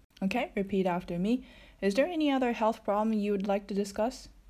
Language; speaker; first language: English; non-native, fluent; Japanese